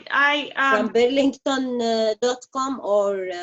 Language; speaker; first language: English; non-native, learner; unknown